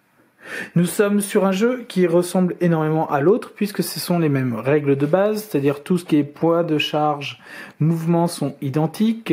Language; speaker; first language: French; native; French